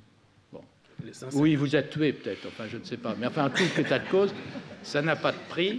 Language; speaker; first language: French; native; French